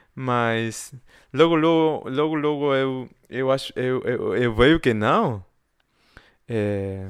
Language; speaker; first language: Portuguese; non-native, fluent; Spanish